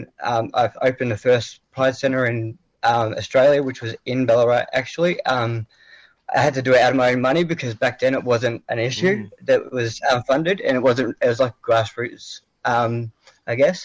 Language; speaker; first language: English; native; English